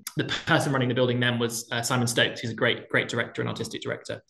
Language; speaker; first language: English; native; English